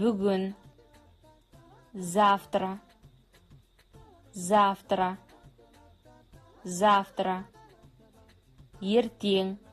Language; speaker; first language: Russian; non-native, fluent; Kazakh